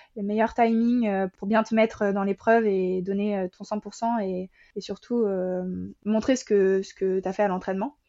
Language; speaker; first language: French; native; French